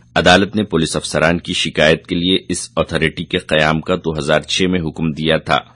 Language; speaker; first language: Urdu; native; Urdu